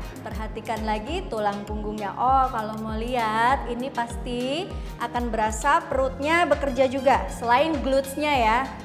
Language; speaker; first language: Indonesian; native; Indonesian